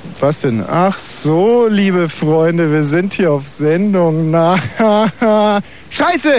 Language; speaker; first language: German; native; German